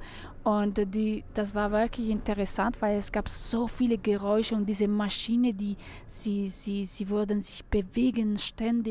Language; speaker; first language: German; non-native, fluent; Italian